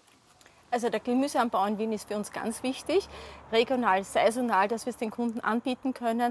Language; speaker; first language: German; native; German